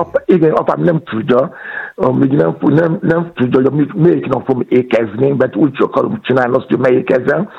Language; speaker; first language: Hungarian; non-native, fluent; Yoruba